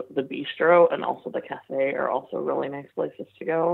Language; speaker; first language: English; native; English